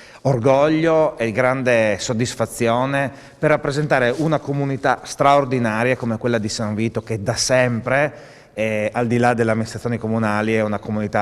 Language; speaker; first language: Italian; native; Italian